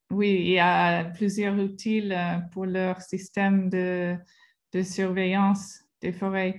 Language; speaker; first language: French; non-native, fluent; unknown